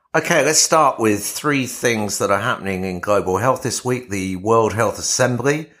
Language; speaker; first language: English; native; English